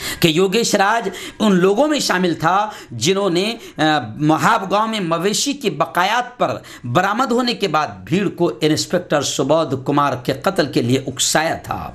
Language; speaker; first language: Urdu; native; Urdu